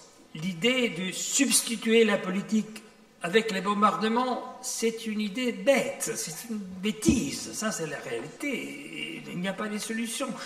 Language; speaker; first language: French; non-native, fluent; Italian